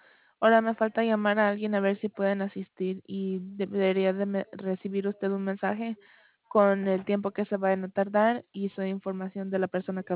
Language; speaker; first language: Spanish; early bilingual, heritage; Spanish